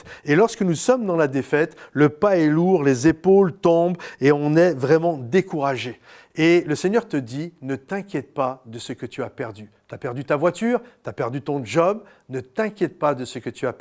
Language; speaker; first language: French; native; French